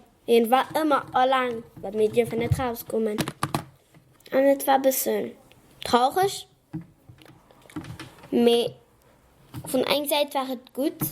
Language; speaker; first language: German; non-native, local second language; Luxembourgish